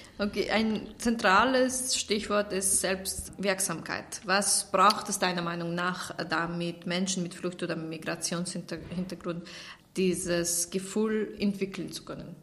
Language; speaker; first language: German; non-native, fluent; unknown